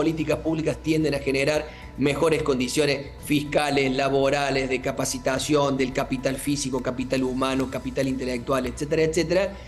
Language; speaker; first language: Spanish; native; Spanish